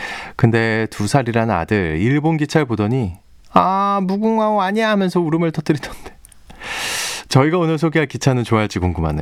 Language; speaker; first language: Korean; native; Korean